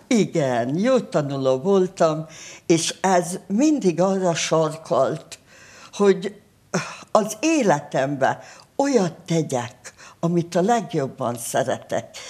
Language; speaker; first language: Hungarian; native; Hungarian